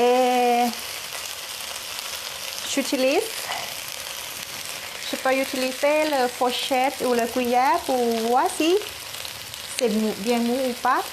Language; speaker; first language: French; non-native, learner; Thai